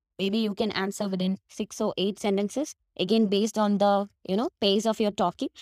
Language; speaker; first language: English; non-native, local second language; Malayalam